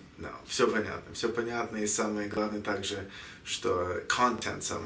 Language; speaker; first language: Russian; early bilingual, heritage; Russian